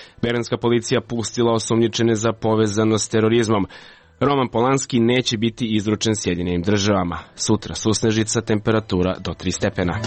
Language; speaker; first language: Serbian; native; Serbian